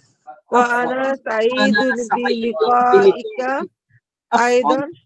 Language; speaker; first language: Arabic; non-native, learner; Bangla